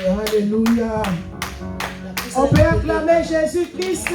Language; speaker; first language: French; non-native, local second language; Lingala